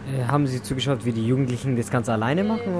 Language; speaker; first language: German; native; German